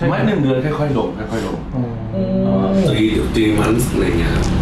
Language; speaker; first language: Thai; native; Thai